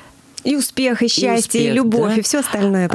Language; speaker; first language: Russian; native; Russian